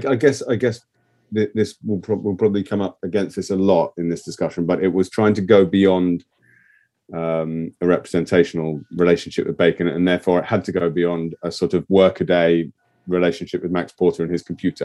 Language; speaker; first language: English; native; English